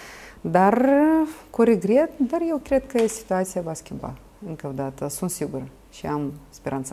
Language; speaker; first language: Romanian; non-native, local second language; Russian